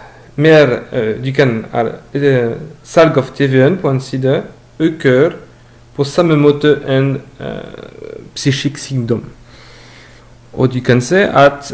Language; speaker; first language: Norwegian; non-native, fluent; French